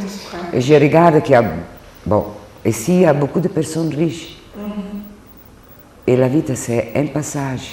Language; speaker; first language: French; non-native, learner; Italian